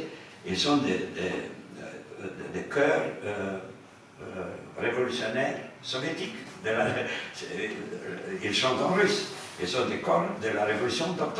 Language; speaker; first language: French; non-native, fluent; Romanian